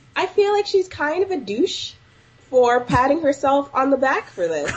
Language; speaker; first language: English; native; English